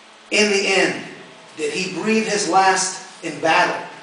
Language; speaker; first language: English; early bilingual, other home language; Spanish